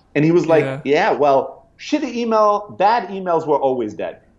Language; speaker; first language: English; non-native, fluent; German